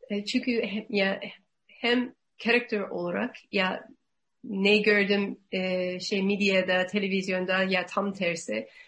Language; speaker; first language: Turkish; non-native, learner; English